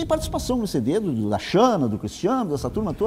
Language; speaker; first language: Portuguese; native; Portuguese